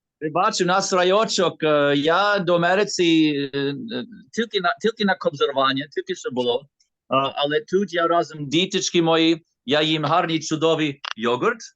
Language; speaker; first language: Ukrainian; early bilingual, heritage; Ukrainian